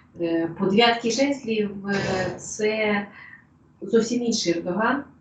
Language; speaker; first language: Ukrainian; non-native, local second language; Russian